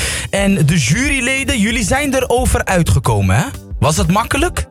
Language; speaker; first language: Dutch; native; Dutch